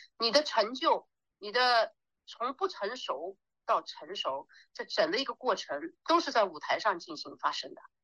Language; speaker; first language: Chinese; native; Chinese